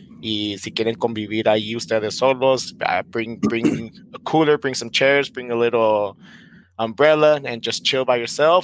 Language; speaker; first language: English; early bilingual, other home language; Spanish